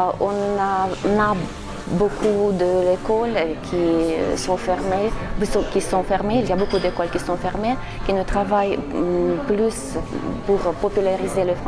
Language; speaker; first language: French; non-native, fluent; Russian